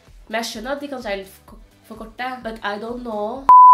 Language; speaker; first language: English; non-native, fluent; Portuguese